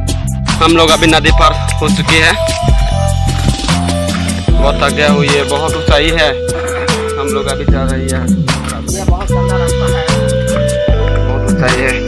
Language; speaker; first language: Hindi; non-native, local second language; Chakma